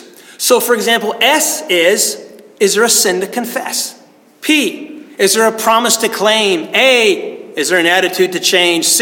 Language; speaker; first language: English; native; English